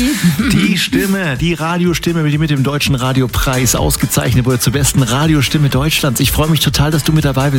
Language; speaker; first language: German; native; German